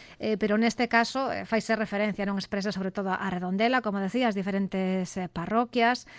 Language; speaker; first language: Galician; native; Galician